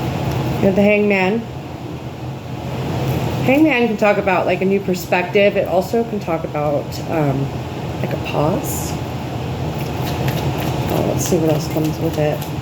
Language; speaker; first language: English; native; English